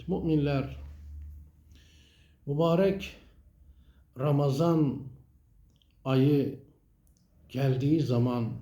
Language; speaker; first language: Turkish; native; Turkish